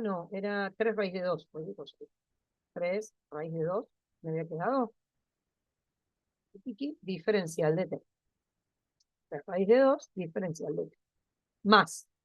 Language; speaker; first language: Spanish; native; Spanish